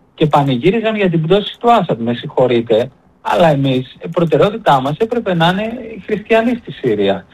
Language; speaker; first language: Greek; native; Greek